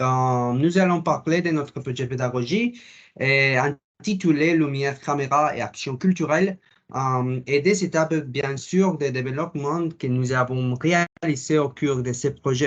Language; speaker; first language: French; non-native, learner; Spanish